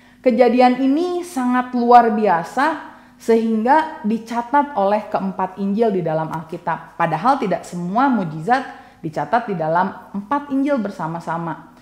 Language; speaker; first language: Indonesian; native; Indonesian